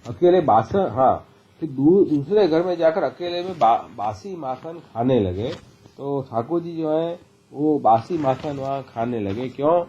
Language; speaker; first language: Hindi; non-native, local second language; Gujarati